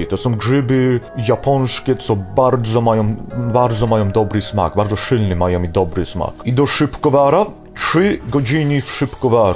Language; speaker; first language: Polish; early bilingual, heritage; Polish